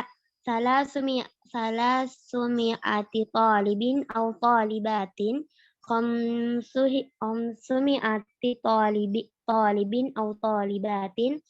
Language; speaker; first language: Arabic; non-native, learner; Indonesian